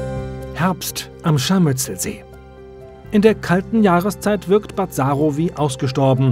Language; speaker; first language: German; native; German